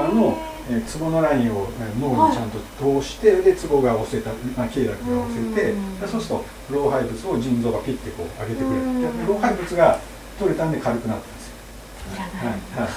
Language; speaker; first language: Japanese; native; Japanese